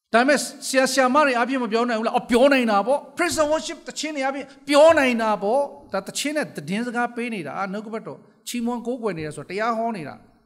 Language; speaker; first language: Burmese; native; Burmese